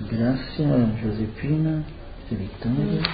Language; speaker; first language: Italian; early bilingual, heritage; Portuguese